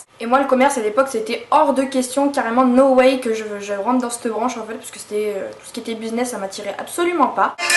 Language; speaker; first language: French; native; French